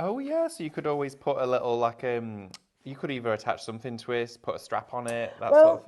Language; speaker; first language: English; native; English